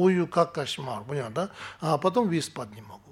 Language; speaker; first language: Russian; non-native, learner; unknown